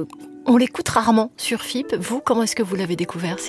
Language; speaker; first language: French; native; French